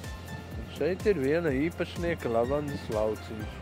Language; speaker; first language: Latvian; native; Latvian